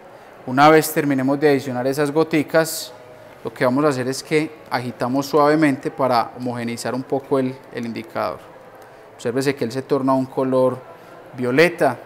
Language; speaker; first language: Spanish; native; Spanish